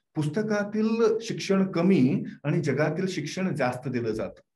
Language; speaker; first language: Marathi; non-native, fluent; Kannada